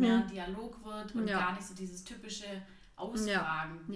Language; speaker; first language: German; native; German